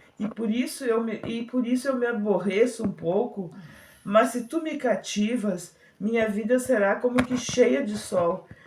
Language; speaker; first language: Portuguese; native; Portuguese